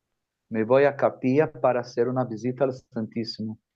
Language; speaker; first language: Spanish; non-native, fluent; Portuguese